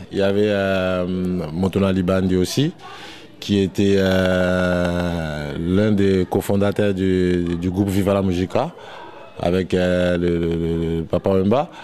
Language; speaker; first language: French; non-native, local second language; Lingala